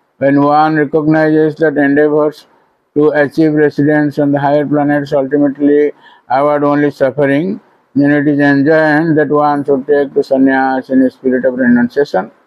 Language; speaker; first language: English; non-native, local second language; Odia